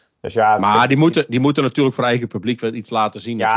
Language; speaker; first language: Dutch; native; Dutch